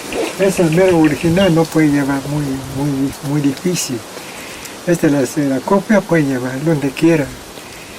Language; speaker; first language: Spanish; non-native, local second language; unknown